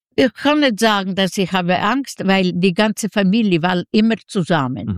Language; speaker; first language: German; non-native, fluent; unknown